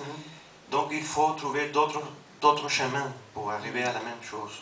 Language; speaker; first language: French; non-native, fluent; Spanish